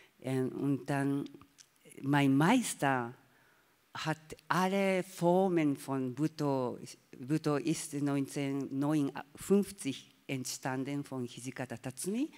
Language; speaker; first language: German; non-native, learner; Japanese